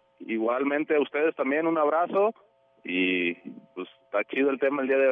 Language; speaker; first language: Spanish; native; Spanish